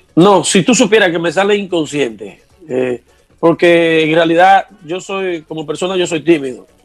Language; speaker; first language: Spanish; native; Spanish